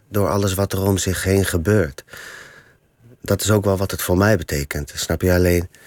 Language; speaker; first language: Dutch; native; Dutch